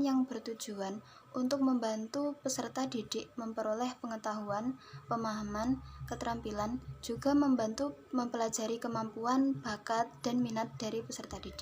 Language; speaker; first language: Indonesian; native; Indonesian